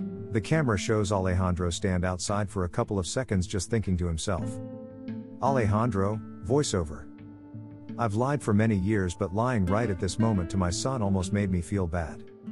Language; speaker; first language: English; early bilingual, other home language; Spanish